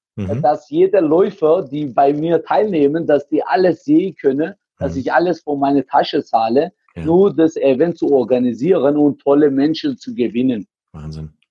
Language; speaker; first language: German; native; German